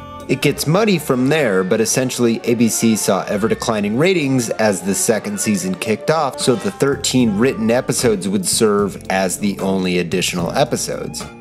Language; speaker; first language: English; native; English